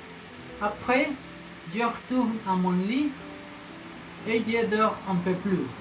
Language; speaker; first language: French; non-native, learner; Spanish